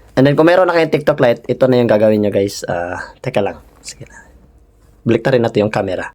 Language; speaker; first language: Filipino; non-native, local second language; Cebuano